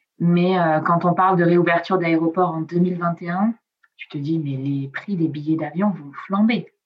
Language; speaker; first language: French; early bilingual, other home language; Italian